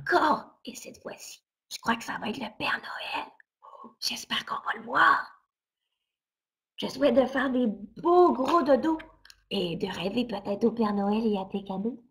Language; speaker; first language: French; native; French